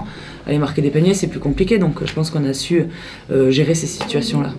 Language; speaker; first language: French; native; French